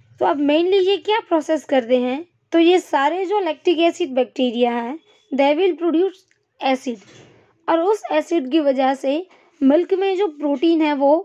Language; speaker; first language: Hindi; non-native, local second language; Gujarati